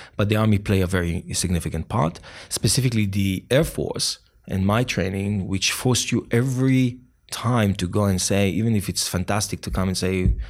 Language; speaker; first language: English; non-native, fluent; Hebrew